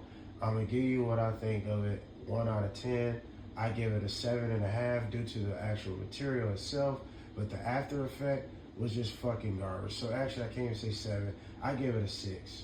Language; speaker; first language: English; native; English